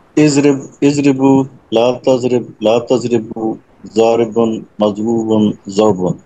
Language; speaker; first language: Arabic; non-native, learner; Urdu